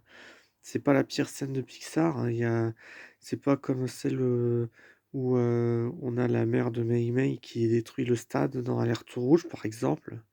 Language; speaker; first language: French; native; French